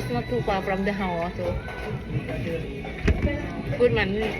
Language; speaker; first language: English; non-native, learner; Thai